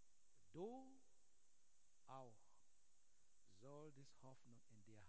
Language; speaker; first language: German; non-native, learner; English